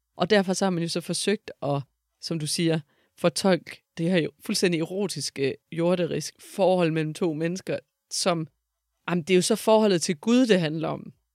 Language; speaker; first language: Danish; native; Danish